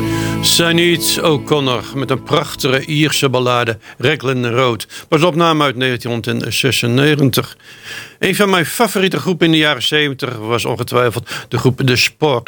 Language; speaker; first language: Dutch; native; Dutch